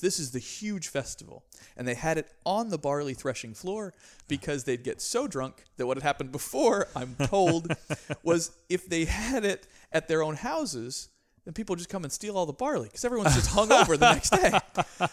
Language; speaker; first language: English; native; English